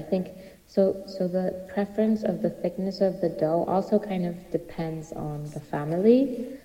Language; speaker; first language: English; non-native, fluent; Turkish